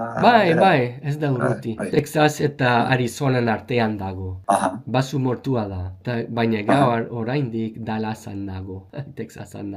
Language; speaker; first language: Basque; non-native, learner; English